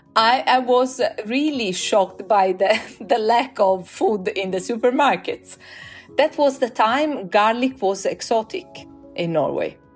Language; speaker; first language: English; non-native, fluent; Italian